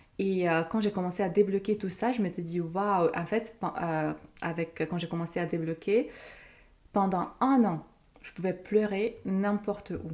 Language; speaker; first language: French; non-native, fluent; Ukrainian